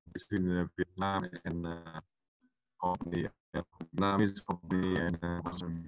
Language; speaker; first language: English; non-native, learner; Vietnamese